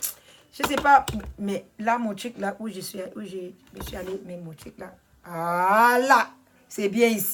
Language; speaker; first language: French; non-native, learner; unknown